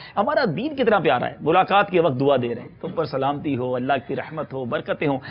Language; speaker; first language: Urdu; native; Urdu